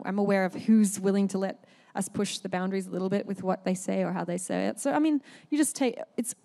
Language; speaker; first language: English; native; English